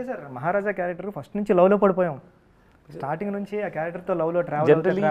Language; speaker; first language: Telugu; native; Telugu